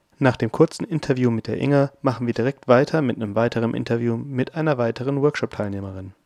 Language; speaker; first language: German; native; German